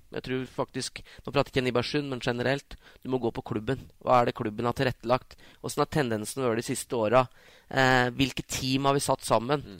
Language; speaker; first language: Norwegian; native; Norwegian